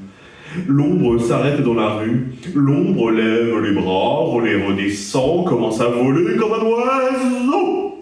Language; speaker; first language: French; native; French